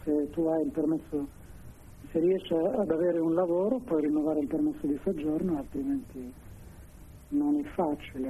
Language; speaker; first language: Italian; non-native, fluent; Arabic